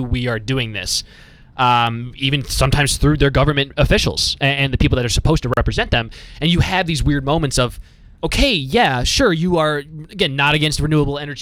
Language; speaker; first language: English; native; English